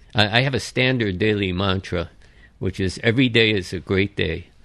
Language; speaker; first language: English; early bilingual, other home language; Japanese